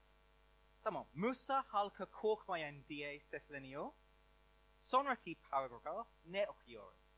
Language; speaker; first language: Turkish; non-native, learner; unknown